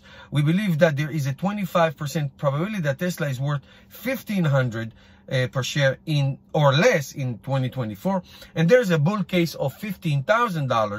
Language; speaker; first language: English; non-native, fluent; Hebrew